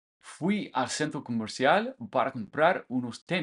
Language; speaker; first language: Spanish; non-native, fluent; English